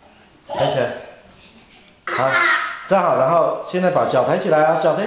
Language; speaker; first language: Chinese; native; Chinese